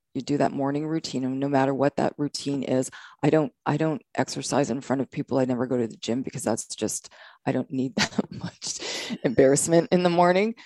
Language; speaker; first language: English; native; English